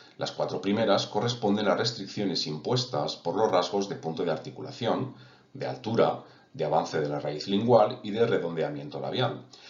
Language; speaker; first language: Spanish; non-native, local second language; Catalan